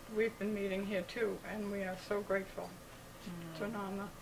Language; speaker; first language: English; native; English